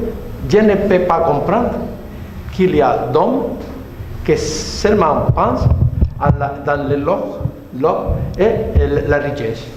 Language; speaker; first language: French; non-native, learner; Spanish